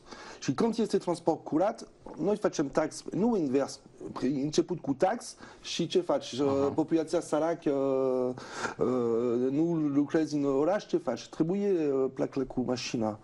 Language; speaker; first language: Romanian; non-native, learner; French